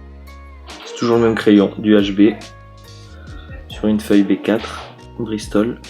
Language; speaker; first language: French; native; French